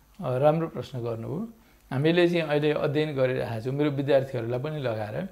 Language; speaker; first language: Nepali; native; Nepali